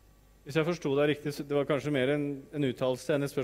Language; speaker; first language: Norwegian; native; Norwegian